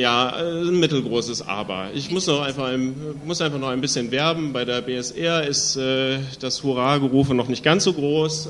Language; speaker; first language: German; native; German